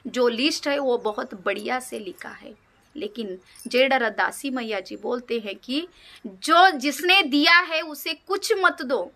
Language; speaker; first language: Hindi; non-native, local second language; Kannada